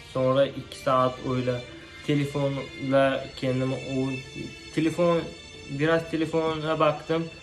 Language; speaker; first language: Turkish; non-native, learner; Uzbek